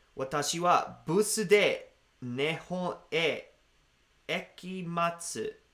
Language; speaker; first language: Japanese; non-native, learner; English